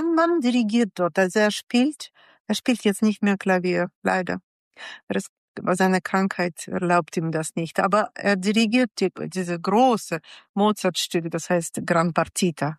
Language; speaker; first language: German; non-native, fluent; Russian